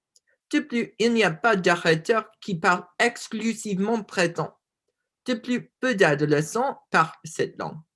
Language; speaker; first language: French; non-native, learner; English